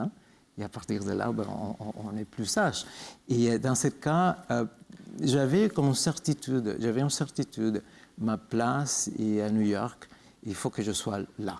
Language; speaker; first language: French; non-native, fluent; Spanish